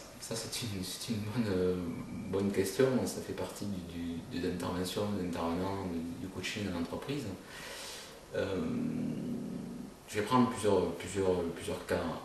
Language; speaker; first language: French; native; French